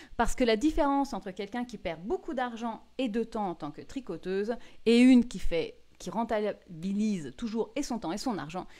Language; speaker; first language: French; native; French